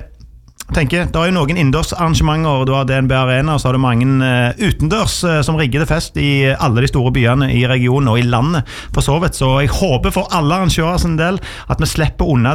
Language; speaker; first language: Norwegian; native; Norwegian